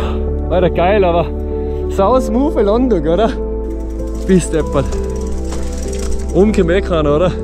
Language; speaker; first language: German; native; German